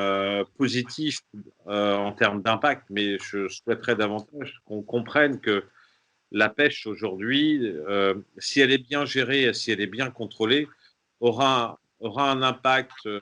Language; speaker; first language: French; native; French